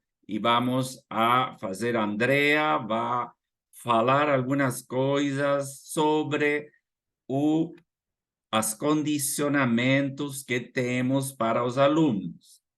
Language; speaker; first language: Portuguese; non-native, fluent; Spanish